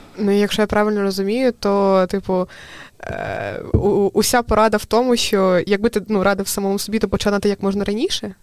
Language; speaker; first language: Ukrainian; native; Ukrainian